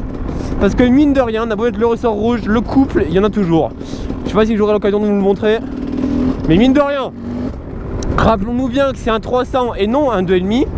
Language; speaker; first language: French; native; French